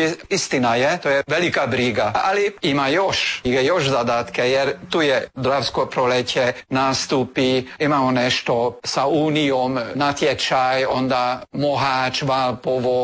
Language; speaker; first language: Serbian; early bilingual, heritage; Serbian